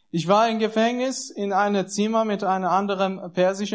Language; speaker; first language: German; non-native, learner; Persian